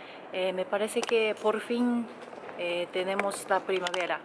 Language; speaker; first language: Spanish; non-native, fluent; Japanese